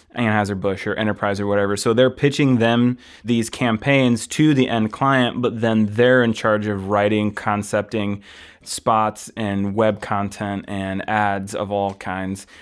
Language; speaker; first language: English; native; English